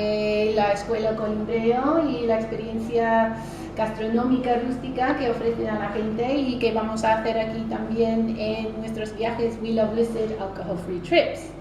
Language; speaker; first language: Spanish; non-native, fluent; English